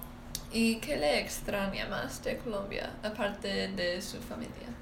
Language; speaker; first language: Spanish; non-native, learner; English